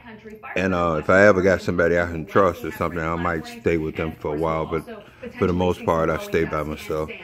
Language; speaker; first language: English; native; English